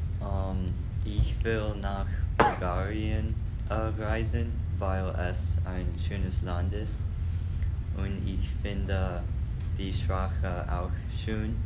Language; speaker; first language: German; non-native, learner; English